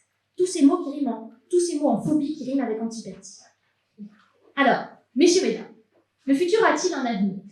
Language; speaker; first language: French; native; French